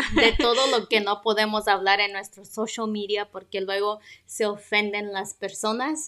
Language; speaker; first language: Spanish; native; Spanish